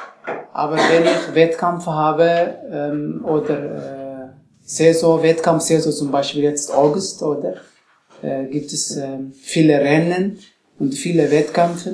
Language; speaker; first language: German; non-native, learner; Tigrinya